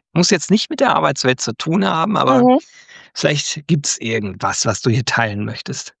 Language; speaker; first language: German; native; German